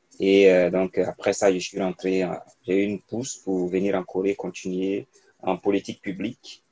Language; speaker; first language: French; non-native, local second language; Mossi